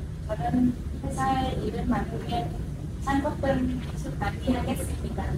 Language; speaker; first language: Korean; non-native, learner; Vietnamese